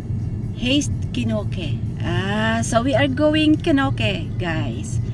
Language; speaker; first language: English; non-native, local second language; Filipino